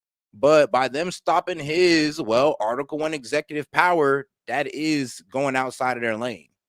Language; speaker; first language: English; native; English